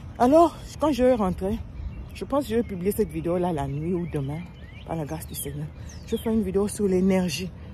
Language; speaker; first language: French; non-native, local second language; Lingala